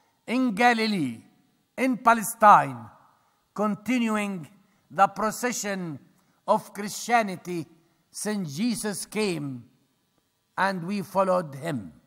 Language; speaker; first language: English; non-native, fluent; Arabic